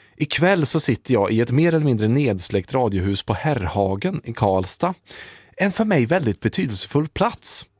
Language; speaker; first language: Swedish; native; Swedish